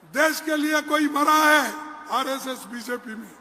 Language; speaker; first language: Hindi; non-native, local second language; Kannada